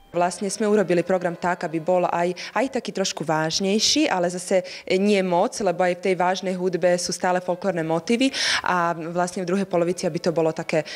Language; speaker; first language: Slovak; early bilingual, other home language; Serbian